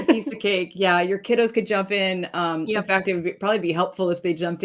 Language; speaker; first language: English; native; English